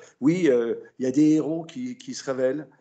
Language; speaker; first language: French; native; French